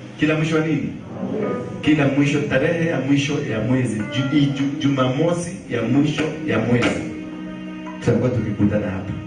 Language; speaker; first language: Swahili; non-native, local second language; Kikuyu